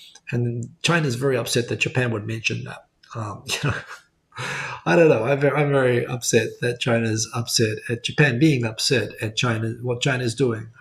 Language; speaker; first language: English; native; English